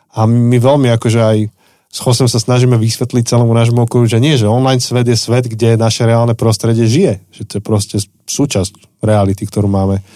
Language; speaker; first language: Slovak; native; Slovak